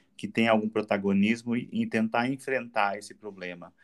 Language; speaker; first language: Portuguese; native; Portuguese